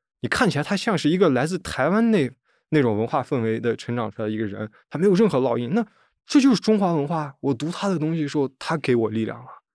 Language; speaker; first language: Chinese; native; Chinese